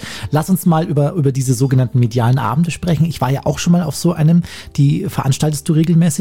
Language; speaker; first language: German; native; German